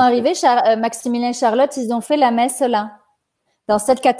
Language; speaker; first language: French; native; French